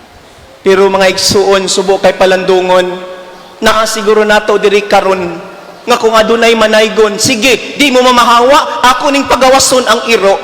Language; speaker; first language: Cebuano; native; Cebuano